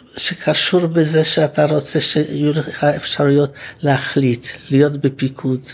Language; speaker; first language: Hebrew; non-native, fluent; Polish